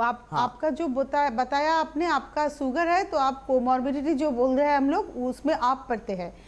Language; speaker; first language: Hindi; non-native, local second language; Bangla